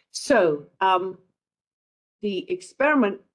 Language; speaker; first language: English; native; English